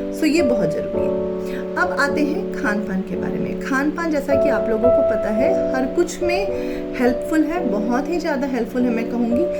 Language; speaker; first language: Hindi; native; Hindi